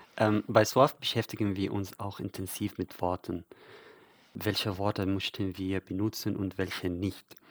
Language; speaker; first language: German; non-native, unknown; Arabic